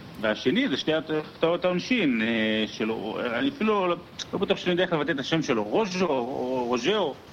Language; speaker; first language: Hebrew; native; Hebrew